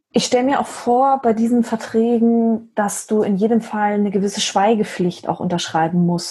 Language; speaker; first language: German; native; German